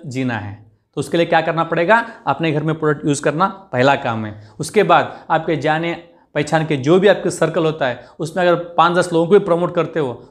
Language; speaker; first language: Hindi; non-native, local second language; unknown